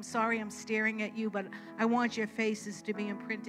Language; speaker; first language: English; native; English